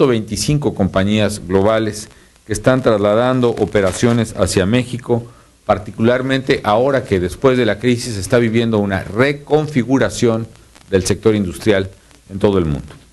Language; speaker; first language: Spanish; native; Spanish